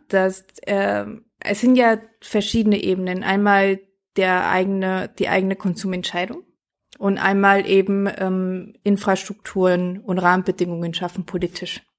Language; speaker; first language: German; early bilingual, other home language; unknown